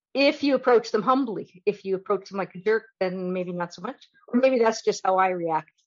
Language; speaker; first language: English; native; English